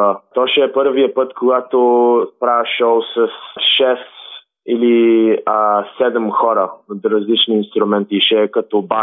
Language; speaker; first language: Bulgarian; early bilingual, heritage; Bulgarian